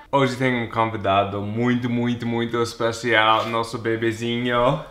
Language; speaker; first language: Portuguese; non-native, fluent; English